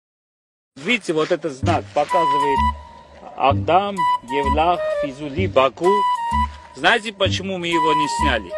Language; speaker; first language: Russian; non-native, fluent; Armenian